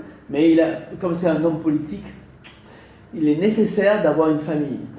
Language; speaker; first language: French; non-native, fluent; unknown